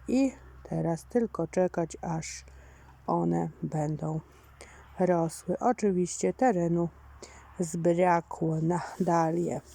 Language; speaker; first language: Polish; native; Polish